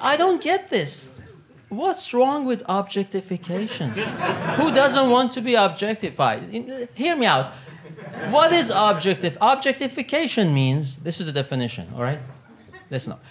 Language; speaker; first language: English; non-native, fluent; Italian